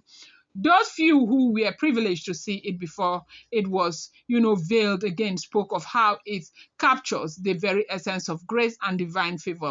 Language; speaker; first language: English; non-native, local second language; Yoruba